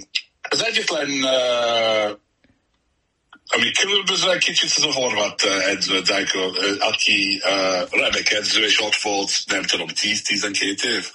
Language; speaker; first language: Hungarian; early bilingual, heritage; Hungarian